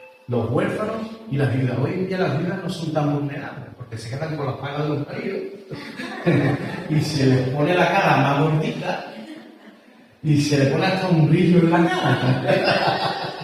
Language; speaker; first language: Spanish; native; Spanish